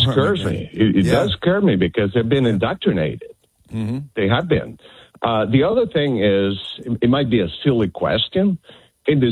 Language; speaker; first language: English; non-native, fluent; Spanish